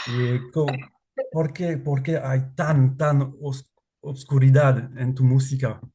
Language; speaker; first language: Spanish; non-native, learner; French